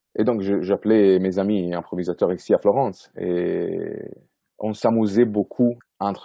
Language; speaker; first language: French; non-native, fluent; Italian